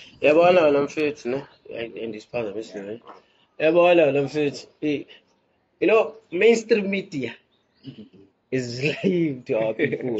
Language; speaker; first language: English; non-native, local second language; Xhosa